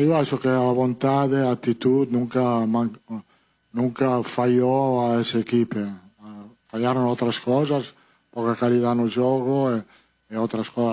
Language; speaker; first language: Portuguese; non-native, fluent; Italian